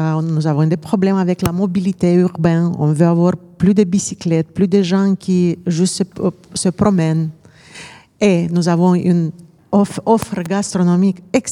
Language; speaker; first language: French; non-native, fluent; Romanian